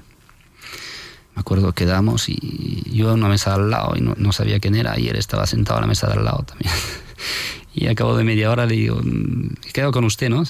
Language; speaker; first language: Spanish; non-native, fluent; French